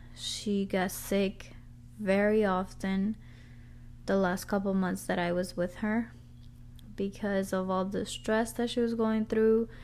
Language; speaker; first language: English; early bilingual, other home language; Spanish